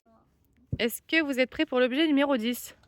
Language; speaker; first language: French; native; French